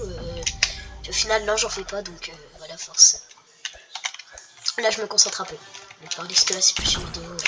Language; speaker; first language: French; native; French